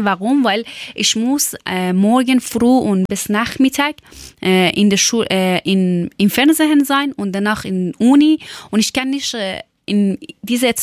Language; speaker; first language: German; non-native, learner; Persian